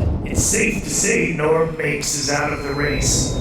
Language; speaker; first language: English; native; English